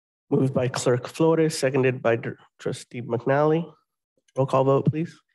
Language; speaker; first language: English; native; English